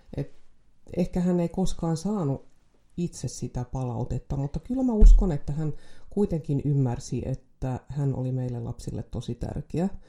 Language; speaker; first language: Finnish; non-native, local second language; Swedish